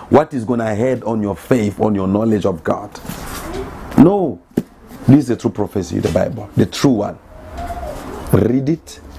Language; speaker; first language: English; non-native, fluent; Lingala